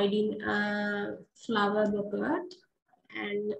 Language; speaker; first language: English; non-native, learner; Sinhala